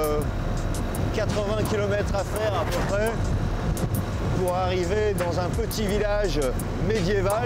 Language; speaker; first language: French; native; French